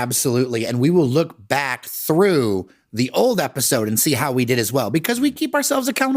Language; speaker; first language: English; native; English